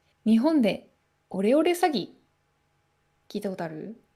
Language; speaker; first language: Japanese; native; Japanese